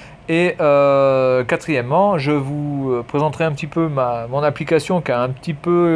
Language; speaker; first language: French; native; French